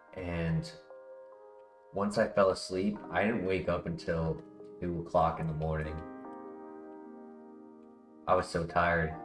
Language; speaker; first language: English; native; English